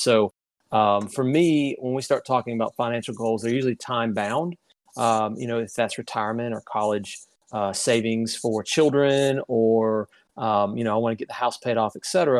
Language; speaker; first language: English; native; English